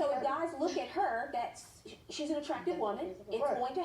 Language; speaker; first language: English; native; English